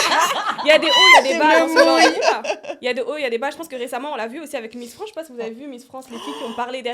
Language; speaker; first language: French; native; French